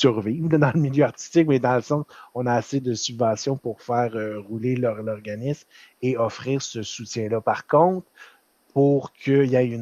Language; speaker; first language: French; native; French